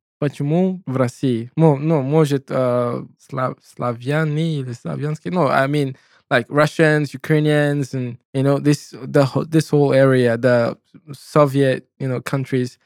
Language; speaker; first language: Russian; non-native, learner; English